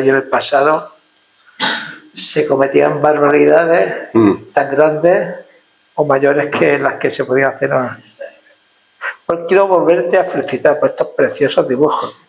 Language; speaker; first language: Spanish; native; Spanish